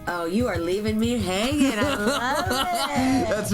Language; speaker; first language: English; native; English